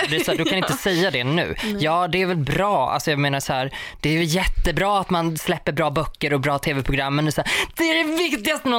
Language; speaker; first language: Swedish; native; Swedish